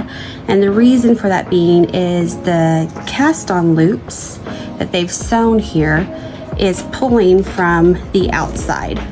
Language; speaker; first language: English; native; English